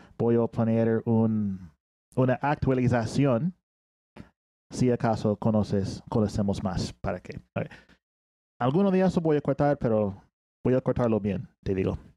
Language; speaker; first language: Spanish; non-native, fluent; English